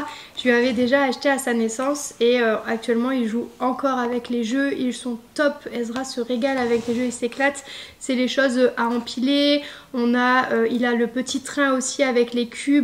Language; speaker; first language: French; native; French